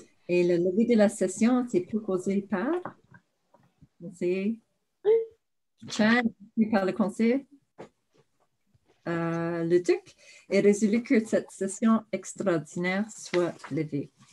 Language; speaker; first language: French; native; French